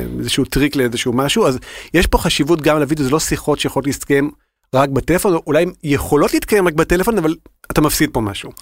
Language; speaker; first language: Hebrew; native; Hebrew